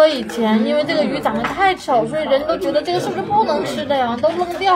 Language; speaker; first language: Chinese; native; Chinese